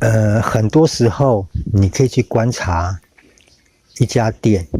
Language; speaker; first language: Chinese; native; Chinese